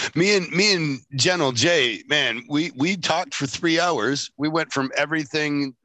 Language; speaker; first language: English; native; English